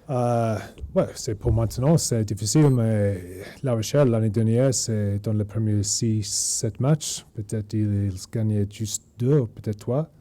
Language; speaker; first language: French; non-native, learner; English